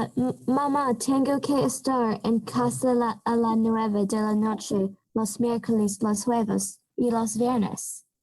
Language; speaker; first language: Spanish; non-native, learner; English